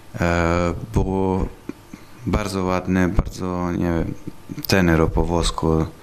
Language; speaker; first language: Polish; non-native, learner; Italian